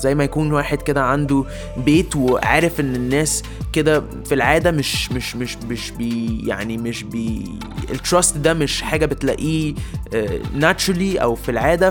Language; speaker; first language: Arabic; early bilingual, heritage; Arabic